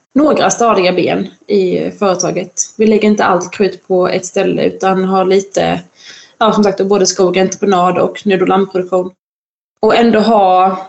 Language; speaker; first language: Swedish; native; Swedish